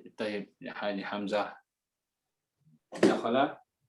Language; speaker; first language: Arabic; non-native, fluent; Malay